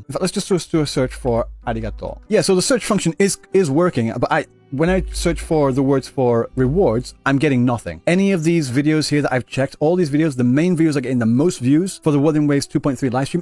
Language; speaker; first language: English; native; English